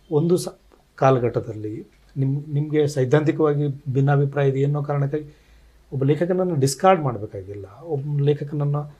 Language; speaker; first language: Kannada; native; Kannada